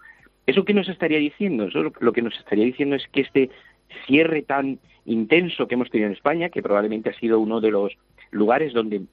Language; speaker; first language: Spanish; native; Spanish